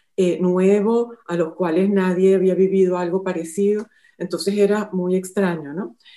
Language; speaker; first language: Spanish; native; Spanish